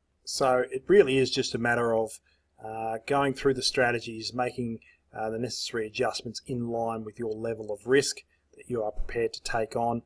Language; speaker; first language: English; native; English